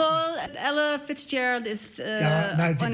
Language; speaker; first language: German; non-native, learner; English